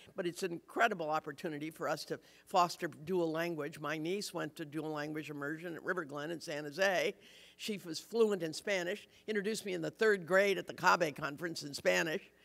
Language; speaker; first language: English; native; English